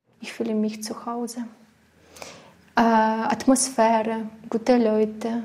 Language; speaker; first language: German; non-native, learner; Ukrainian